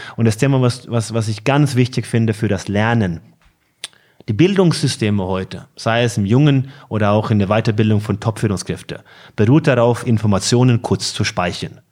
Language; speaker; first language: German; non-native, fluent; Norwegian